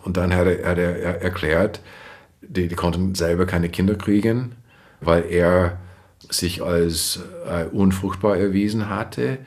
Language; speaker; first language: German; non-native, fluent; English